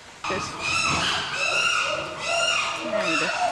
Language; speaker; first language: Dutch; native; Dutch